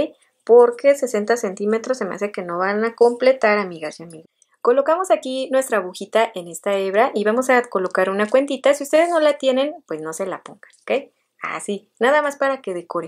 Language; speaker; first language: Spanish; native; Spanish